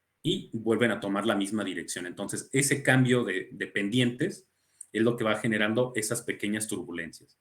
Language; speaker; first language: Spanish; native; Spanish